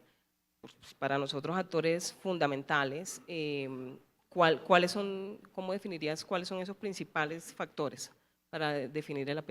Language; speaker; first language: Spanish; native; Spanish